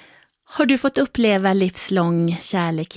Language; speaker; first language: Swedish; native; Swedish